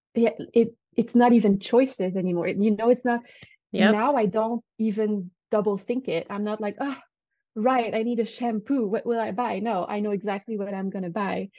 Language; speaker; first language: English; non-native, fluent; French